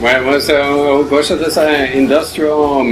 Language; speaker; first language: Portuguese; non-native, learner; Norwegian